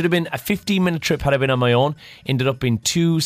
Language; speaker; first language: English; native; English